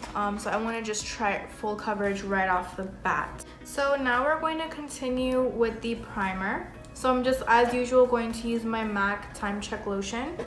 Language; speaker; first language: English; native; English